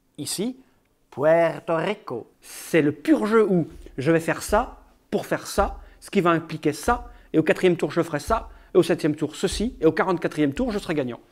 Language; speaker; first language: French; native; French